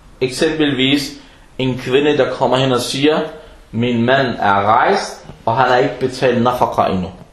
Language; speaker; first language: Danish; non-native, fluent; Arabic